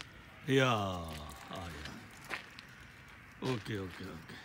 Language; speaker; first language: German; non-native, learner; Urdu